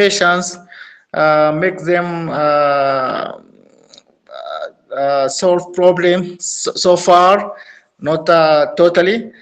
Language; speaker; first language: English; non-native, learner; Arabic